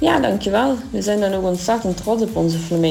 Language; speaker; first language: Dutch; native; Dutch